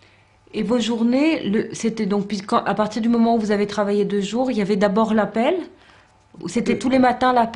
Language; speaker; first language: French; native; French